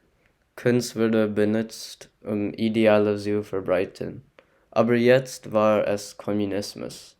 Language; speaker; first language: German; non-native, learner; English